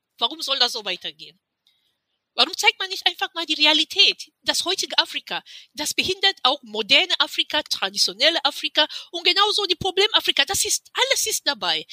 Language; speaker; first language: German; non-native, fluent; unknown